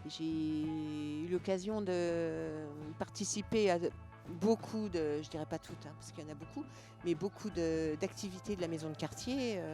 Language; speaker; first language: French; native; French